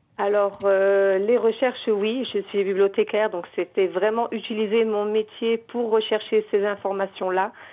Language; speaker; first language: French; native; French